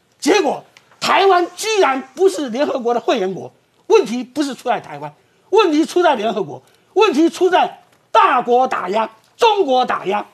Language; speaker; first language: Chinese; native; Chinese